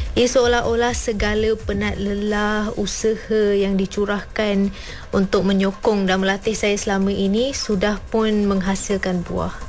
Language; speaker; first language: Malay; early bilingual, other home language; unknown